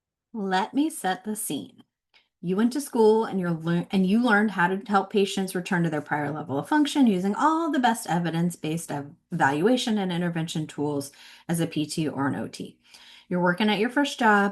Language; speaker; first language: English; native; English